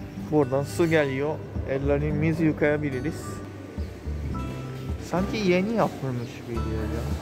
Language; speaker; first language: Turkish; non-native, fluent; Japanese